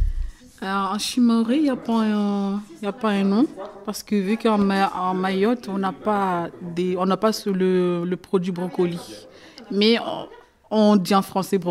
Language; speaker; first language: French; non-native, local second language; Comorian